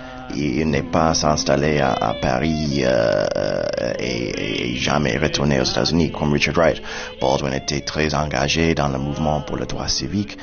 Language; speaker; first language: French; non-native, fluent; English